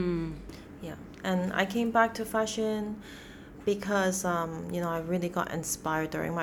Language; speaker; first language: English; non-native, local second language; Cantonese